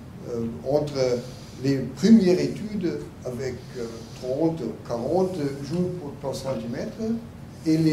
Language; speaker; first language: French; non-native, learner; German